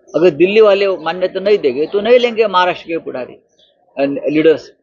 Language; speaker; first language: Hindi; non-native, local second language; Marathi